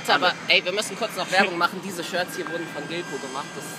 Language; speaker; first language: German; native; German